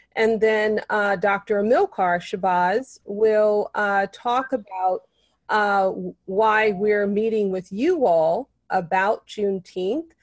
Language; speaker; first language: English; native; English